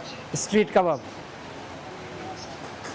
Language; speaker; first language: Hindi; non-native, learner; Bangla